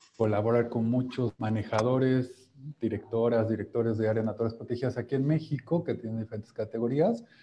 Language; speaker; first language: Spanish; native; Spanish